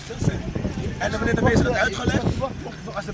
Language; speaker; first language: Dutch; native; Dutch